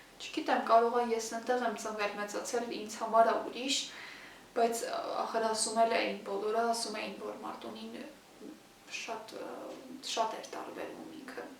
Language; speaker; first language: Armenian; native; Armenian